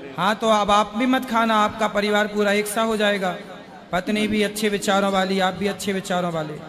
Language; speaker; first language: Hindi; native; Hindi